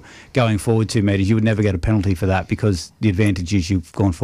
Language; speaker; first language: English; native; English